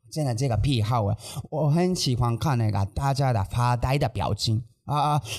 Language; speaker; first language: Chinese; non-native, fluent; Japanese